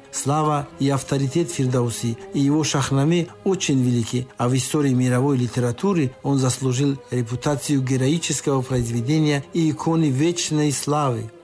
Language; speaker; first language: Russian; non-native, local second language; Tajik